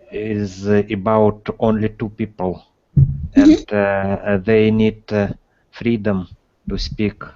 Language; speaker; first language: English; non-native, learner; Russian